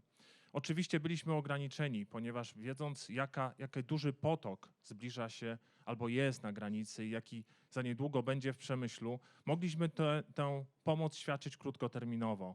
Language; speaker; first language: Polish; native; Polish